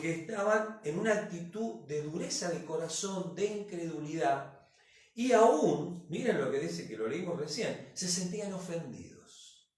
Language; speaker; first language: Spanish; native; Spanish